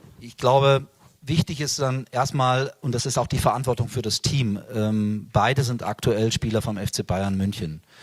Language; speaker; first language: German; native; German